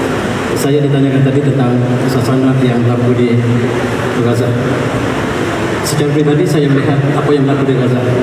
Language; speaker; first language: Malay; native; Malay